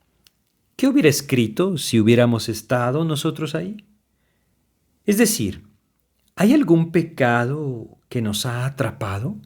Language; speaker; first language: Spanish; native; Spanish